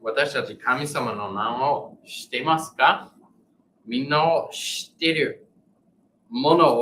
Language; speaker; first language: Japanese; non-native, fluent; English